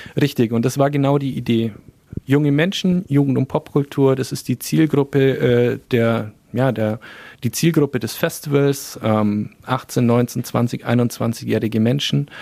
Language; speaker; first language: German; native; German